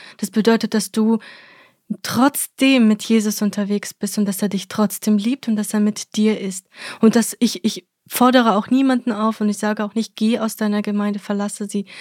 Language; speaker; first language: German; early bilingual, other home language; Russian